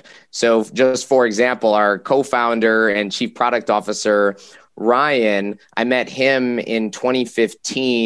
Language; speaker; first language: English; native; English